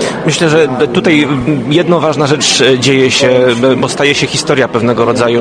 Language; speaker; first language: Polish; native; Polish